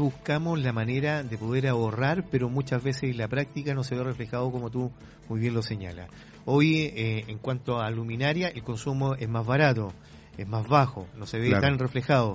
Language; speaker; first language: Spanish; native; Spanish